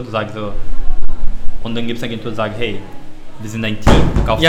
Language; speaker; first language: German; non-native, learner; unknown